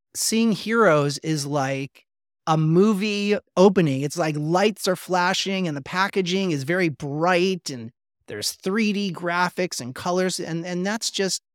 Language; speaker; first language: English; native; English